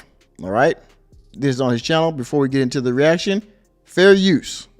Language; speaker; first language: English; native; English